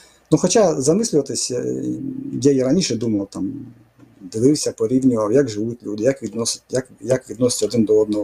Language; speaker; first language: Ukrainian; non-native, fluent; Russian